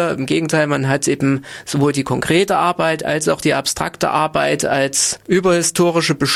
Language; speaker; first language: German; native; German